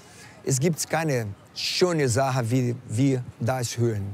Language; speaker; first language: German; non-native, fluent; Portuguese